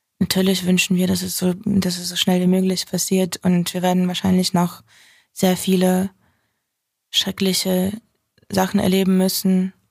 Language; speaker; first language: German; non-native, fluent; Ukrainian